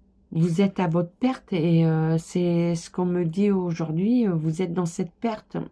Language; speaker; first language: French; native; French